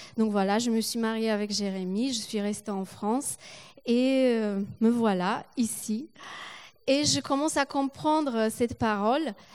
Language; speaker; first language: French; non-native, fluent; Polish